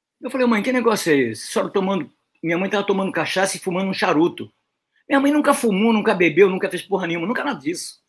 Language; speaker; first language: Portuguese; native; Portuguese